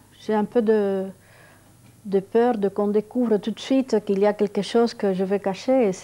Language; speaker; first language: French; non-native, fluent; Spanish